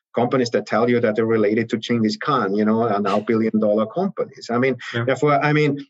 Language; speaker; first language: English; non-native, fluent; German